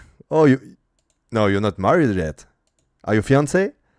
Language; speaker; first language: English; non-native, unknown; French